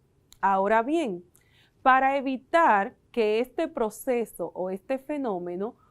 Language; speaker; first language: Spanish; native; Spanish